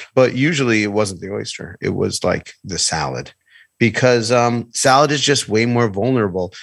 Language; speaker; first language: English; native; English